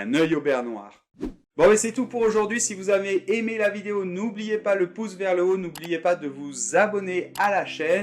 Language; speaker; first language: French; native; French